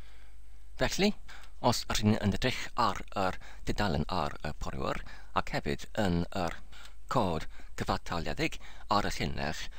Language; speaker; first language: Welsh; non-native, learner; English